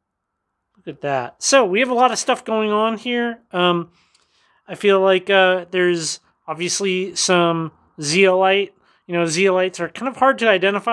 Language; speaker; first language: English; native; English